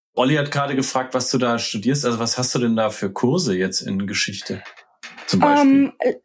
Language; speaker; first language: German; native; German